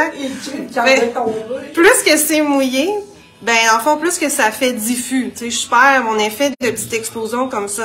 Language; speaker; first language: French; native; French